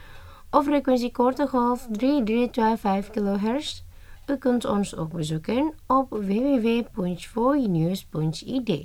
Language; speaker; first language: Dutch; non-native, fluent; Indonesian